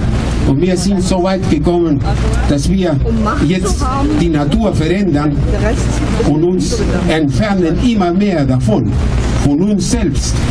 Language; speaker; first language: German; non-native, fluent; Spanish